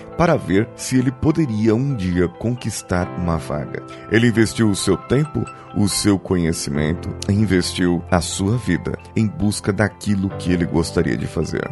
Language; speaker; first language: Portuguese; native; Portuguese